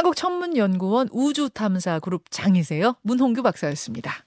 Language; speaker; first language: Korean; native; Korean